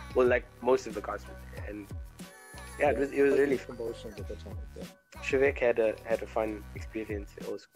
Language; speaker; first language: English; native; English